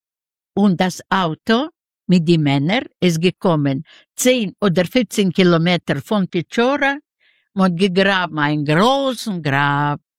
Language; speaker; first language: German; non-native, learner; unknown